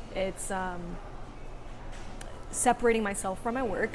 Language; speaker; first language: English; native; English